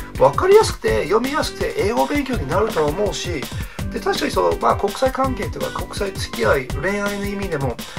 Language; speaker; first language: Japanese; non-native, fluent; English